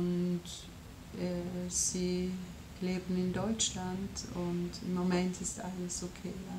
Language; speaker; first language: German; non-native, fluent; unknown